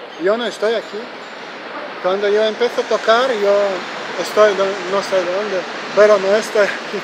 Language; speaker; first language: Spanish; non-native, learner; Ukrainian